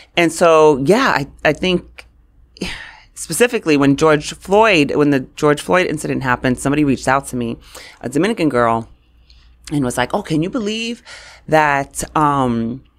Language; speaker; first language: English; native; English